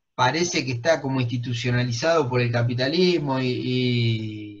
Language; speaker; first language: Spanish; native; Spanish